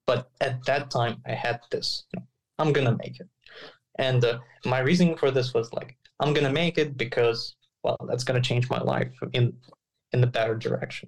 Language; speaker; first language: English; non-native, fluent; Ukrainian